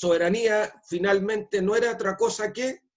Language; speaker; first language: Spanish; native; Spanish